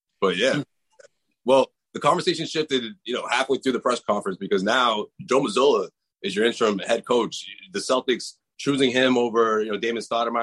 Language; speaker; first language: English; native; English